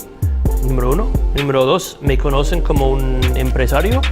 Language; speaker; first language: Spanish; non-native, fluent; English